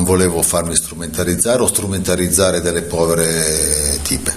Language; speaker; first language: Italian; native; Italian